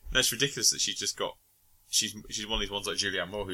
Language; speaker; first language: English; native; English